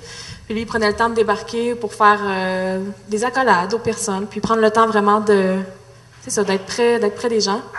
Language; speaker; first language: French; native; French